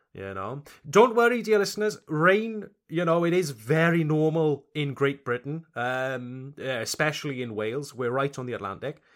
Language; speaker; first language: English; native; English